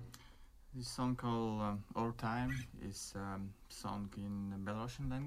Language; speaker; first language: English; non-native, learner; Belarusian